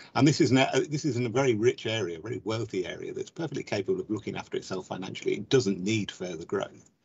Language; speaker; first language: English; native; English